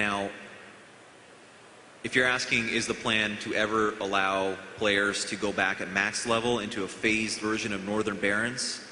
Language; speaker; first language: English; native; English